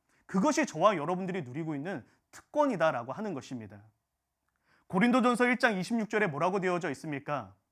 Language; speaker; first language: Korean; native; Korean